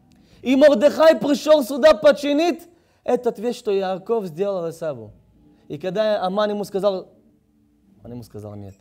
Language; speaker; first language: Russian; non-native, learner; Hebrew